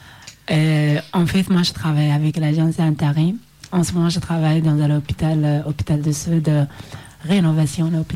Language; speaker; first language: French; non-native, learner; Oromo